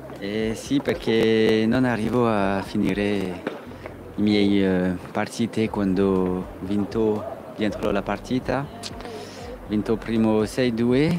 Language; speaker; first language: Italian; non-native, learner; French